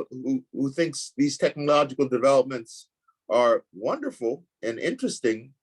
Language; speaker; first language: English; native; English